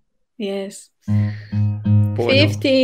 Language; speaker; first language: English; non-native, learner; Russian